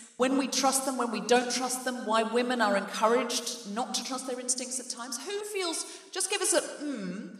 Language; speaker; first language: English; native; English